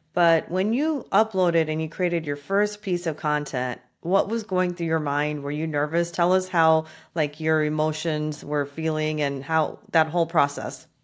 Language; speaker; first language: English; native; English